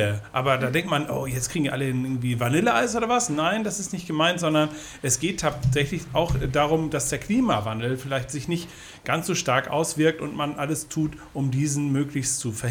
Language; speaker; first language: German; native; German